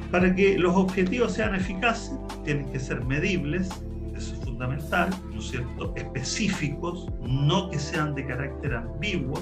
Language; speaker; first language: Spanish; native; Spanish